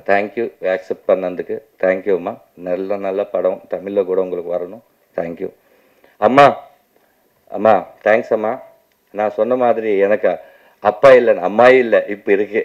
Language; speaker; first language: Tamil; non-native, local second language; Telugu